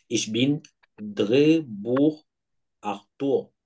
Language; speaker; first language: German; non-native, learner; Basaa